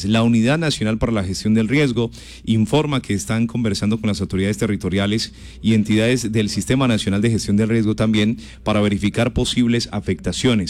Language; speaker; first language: Spanish; native; Spanish